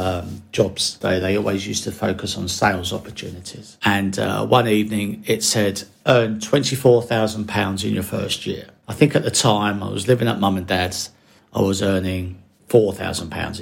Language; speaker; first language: English; native; English